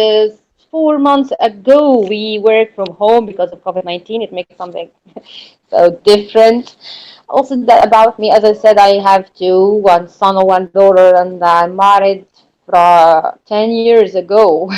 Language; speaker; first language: English; non-native, learner; Arabic